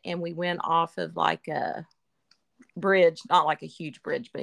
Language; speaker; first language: English; native; English